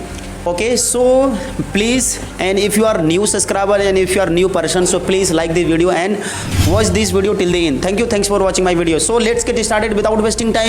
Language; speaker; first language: English; non-native, local second language; Hindi